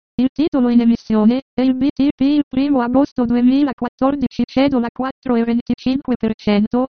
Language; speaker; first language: Italian; native; Italian